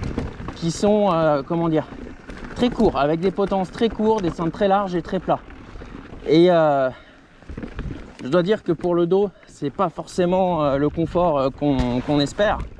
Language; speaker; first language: French; native; French